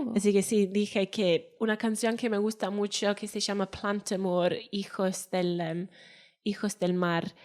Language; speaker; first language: Spanish; non-native, fluent; Welsh